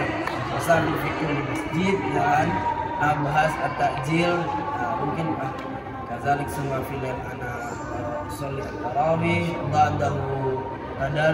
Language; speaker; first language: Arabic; non-native, learner; Indonesian